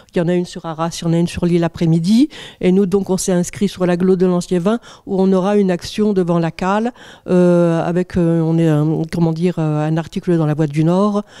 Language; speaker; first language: French; native; French